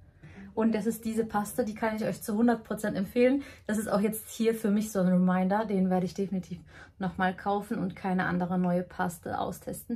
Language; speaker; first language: German; early bilingual, other home language; Turkish